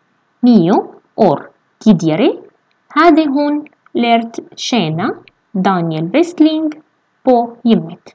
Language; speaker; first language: Swedish; non-native, fluent; Arabic